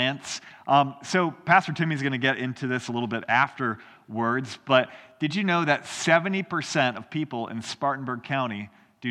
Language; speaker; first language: English; native; English